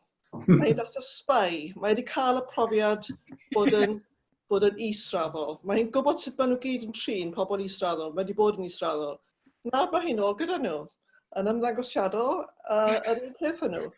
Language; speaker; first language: Welsh; native; Welsh